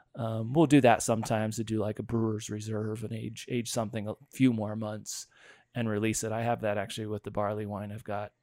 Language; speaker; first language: English; native; English